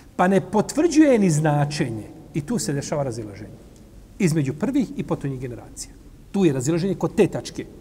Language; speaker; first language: Bosnian; native; Bosnian